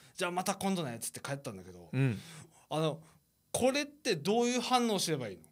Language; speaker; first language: Japanese; native; Japanese